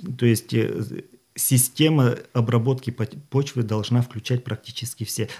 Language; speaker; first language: Russian; native; Russian